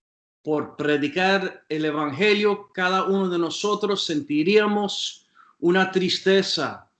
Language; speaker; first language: Spanish; non-native, fluent; English